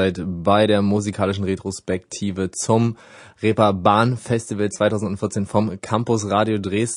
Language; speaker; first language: German; native; German